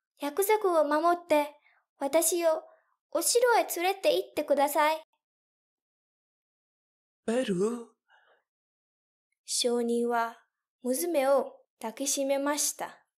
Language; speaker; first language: Japanese; non-native, fluent; English